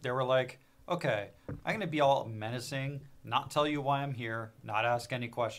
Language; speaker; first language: English; native; English